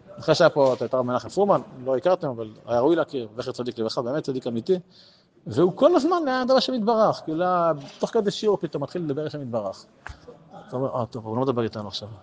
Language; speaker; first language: Hebrew; native; Hebrew